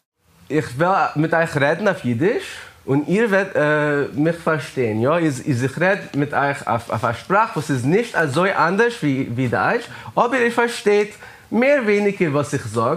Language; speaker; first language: German; non-native, fluent; English